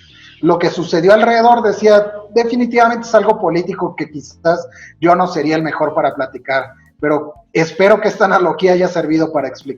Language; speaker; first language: Spanish; native; Spanish